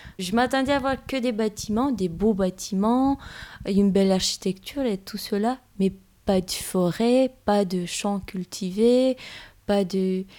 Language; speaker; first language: French; non-native, fluent; Romanian